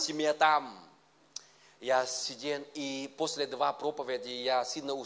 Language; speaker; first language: Russian; non-native, learner; Vietnamese